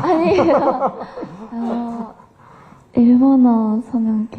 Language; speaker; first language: Korean; non-native, learner; Japanese